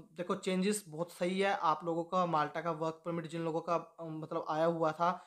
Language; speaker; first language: Hindi; native; Hindi